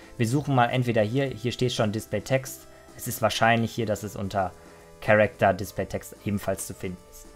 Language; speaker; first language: German; native; German